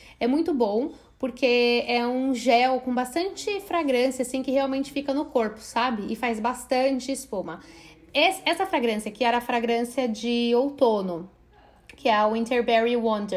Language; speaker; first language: Portuguese; native; Portuguese